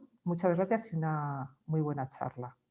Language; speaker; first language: Spanish; native; Spanish